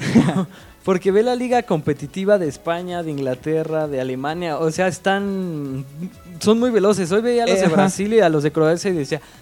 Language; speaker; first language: Spanish; native; Spanish